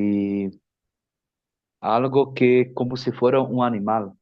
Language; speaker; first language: Spanish; non-native, fluent; Portuguese